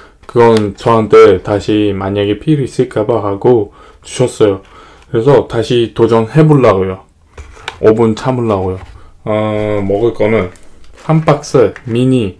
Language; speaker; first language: Korean; non-native, learner; Russian